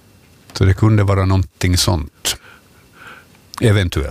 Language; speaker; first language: Swedish; native; Swedish